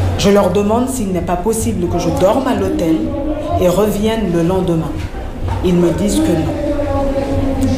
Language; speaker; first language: French; non-native, local second language; Bambara